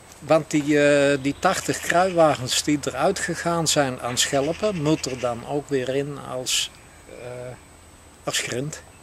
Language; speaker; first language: Dutch; native; Dutch